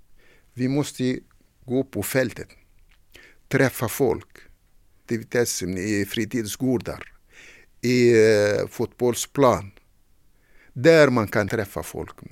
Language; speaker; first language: Swedish; non-native, fluent; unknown